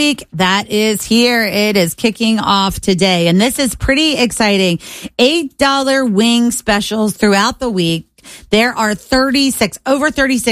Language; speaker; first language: English; native; English